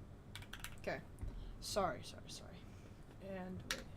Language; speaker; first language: English; native; English